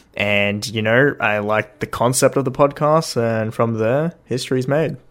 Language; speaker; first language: English; native; English